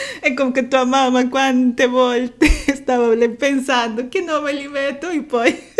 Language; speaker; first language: Italian; non-native, fluent; Spanish